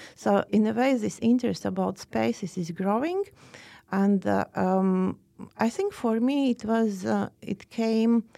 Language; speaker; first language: English; non-native, fluent; Latvian